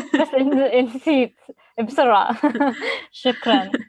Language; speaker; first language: Arabic; non-native, learner; English